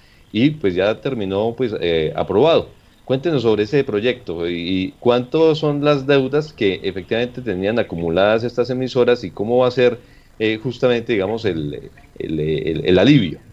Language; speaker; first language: Spanish; native; Spanish